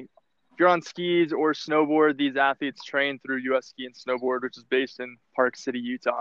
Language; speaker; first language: English; native; English